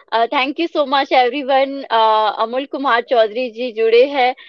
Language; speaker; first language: Hindi; native; Hindi